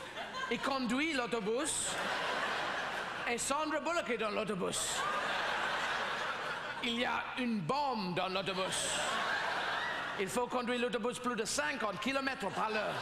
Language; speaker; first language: French; non-native, learner; English